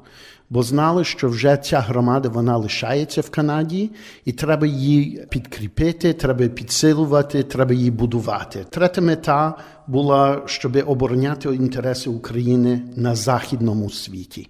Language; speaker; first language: Ukrainian; early bilingual, heritage; Ukrainian